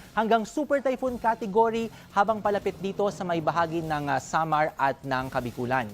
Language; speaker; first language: Filipino; non-native, local second language; Bikol